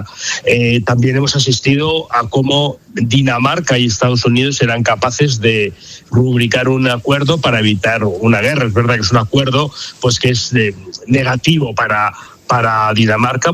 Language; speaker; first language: Spanish; native; Spanish